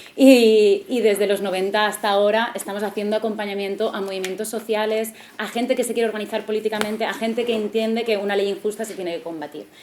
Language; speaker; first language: Spanish; non-native, local second language; Catalan